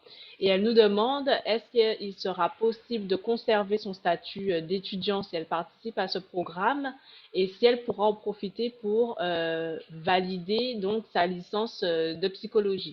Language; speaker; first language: French; native; French